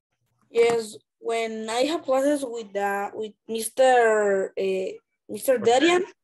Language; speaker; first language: English; non-native, learner; Spanish